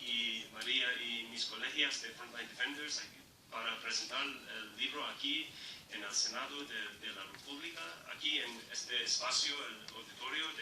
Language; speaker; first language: Spanish; non-native, learner; English